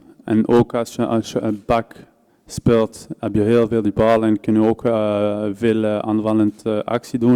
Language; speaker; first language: Dutch; non-native, local second language; French